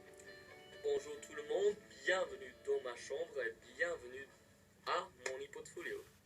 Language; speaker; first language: French; non-native, fluent; English